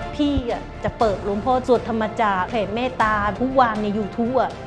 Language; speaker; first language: Thai; non-native, fluent; Burmese